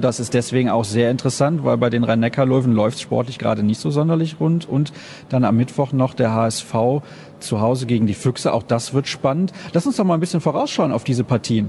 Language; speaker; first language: German; native; German